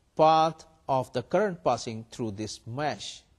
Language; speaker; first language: English; non-native, local second language; Urdu